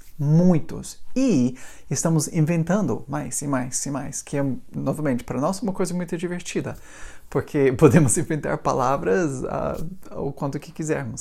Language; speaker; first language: Portuguese; non-native, fluent; English